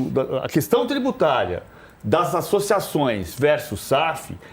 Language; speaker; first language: Portuguese; native; Portuguese